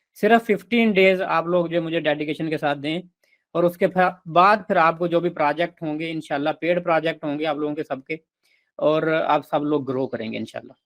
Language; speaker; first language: Urdu; non-native, local second language; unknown